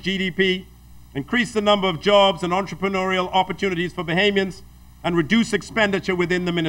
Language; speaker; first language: English; native; English